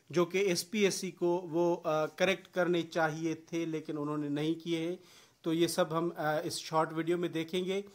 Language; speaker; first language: Urdu; non-native, local second language; Sindhi